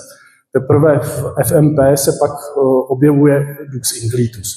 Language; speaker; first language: Czech; native; Czech